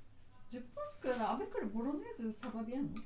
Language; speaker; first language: French; non-native, learner; Japanese